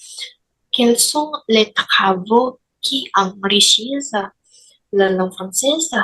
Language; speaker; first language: French; non-native, learner; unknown